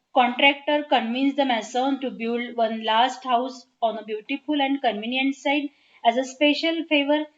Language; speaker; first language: English; non-native, local second language; Marathi